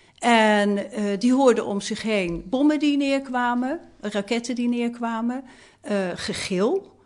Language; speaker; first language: Dutch; native; Dutch